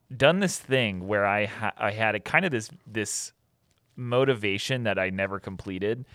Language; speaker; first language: English; native; English